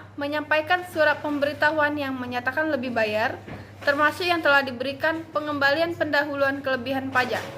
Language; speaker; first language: Indonesian; native; Indonesian